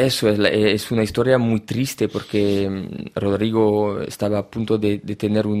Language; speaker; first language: Spanish; early bilingual, heritage; French